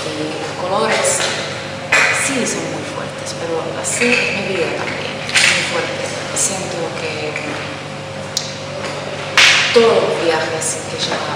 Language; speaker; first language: Spanish; non-native, fluent; Finnish